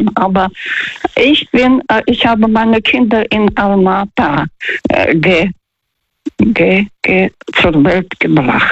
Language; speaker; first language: German; non-native, fluent; Russian